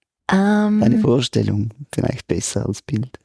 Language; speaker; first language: German; native; German